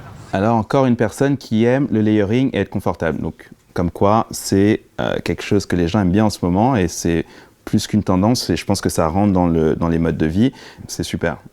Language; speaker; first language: French; native; French